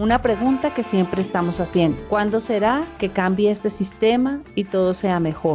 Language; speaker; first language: Spanish; native; Spanish